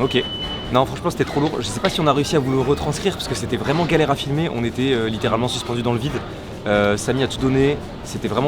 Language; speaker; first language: French; native; French